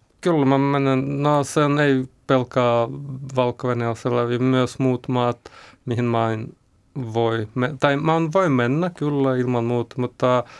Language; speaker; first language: Finnish; non-native, learner; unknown